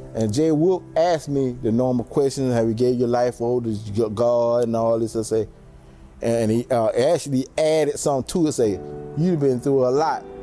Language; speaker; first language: English; native; English